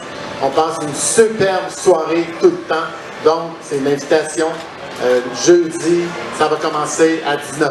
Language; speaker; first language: French; native; French